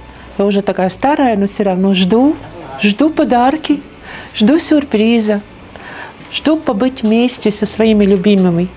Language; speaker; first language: Russian; non-native, local second language; Latvian